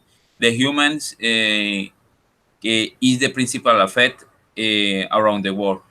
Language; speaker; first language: English; non-native, learner; Spanish